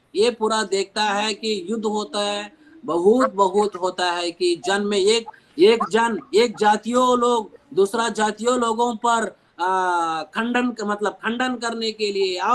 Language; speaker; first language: Hindi; non-native, local second language; Telugu